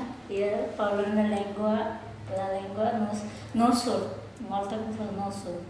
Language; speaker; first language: Catalan; non-native, learner; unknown